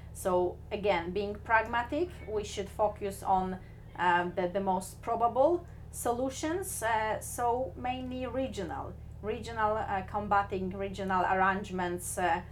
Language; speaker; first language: English; non-native, fluent; Polish